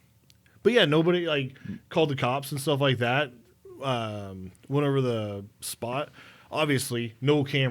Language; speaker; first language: English; native; English